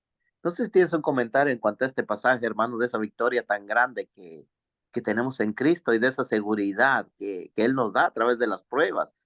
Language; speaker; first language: Spanish; native; Spanish